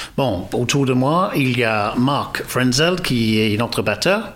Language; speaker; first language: French; non-native, fluent; English